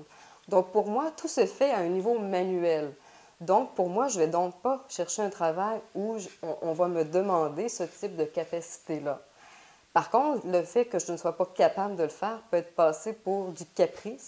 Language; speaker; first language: French; native; French